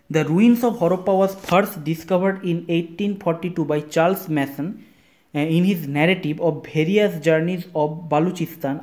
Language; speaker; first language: English; non-native, local second language; Bangla